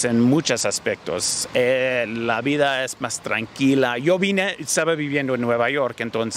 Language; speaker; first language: Spanish; early bilingual, heritage; Spanish